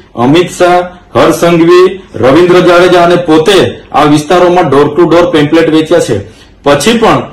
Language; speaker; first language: Gujarati; non-native, local second language; Vasavi